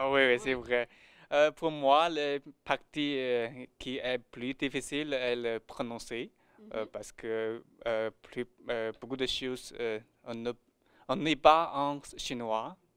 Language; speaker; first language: French; non-native, learner; Chinese